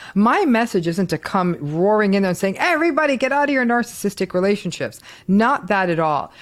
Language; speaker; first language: English; early bilingual, other home language; Hindi